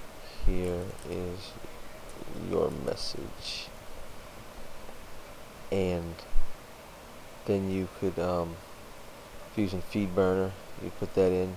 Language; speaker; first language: English; native; English